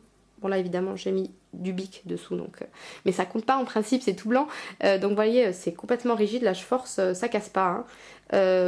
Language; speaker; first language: French; native; French